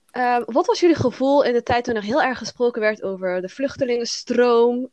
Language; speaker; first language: Dutch; early bilingual, other home language; Somali